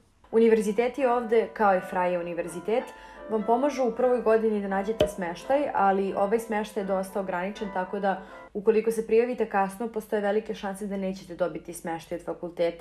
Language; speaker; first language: Serbian; native; Serbian